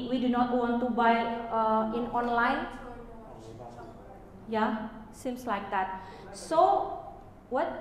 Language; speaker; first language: English; non-native, learner; Indonesian